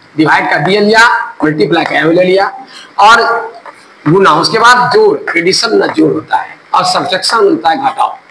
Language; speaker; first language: Hindi; native; Hindi